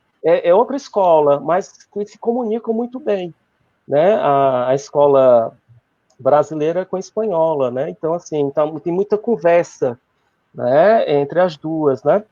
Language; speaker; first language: Portuguese; native; Portuguese